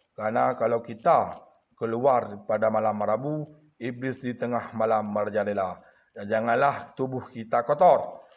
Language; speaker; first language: Malay; non-native, local second language; Achinese